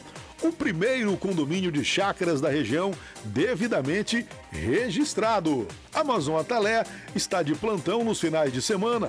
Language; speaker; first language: Portuguese; native; Portuguese